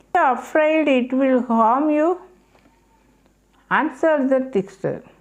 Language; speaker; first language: English; non-native, local second language; Tamil